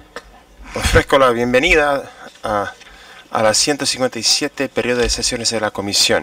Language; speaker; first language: Spanish; non-native, fluent; English